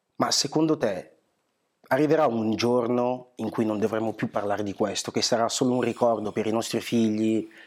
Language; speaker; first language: Italian; early bilingual, other home language; Portuguese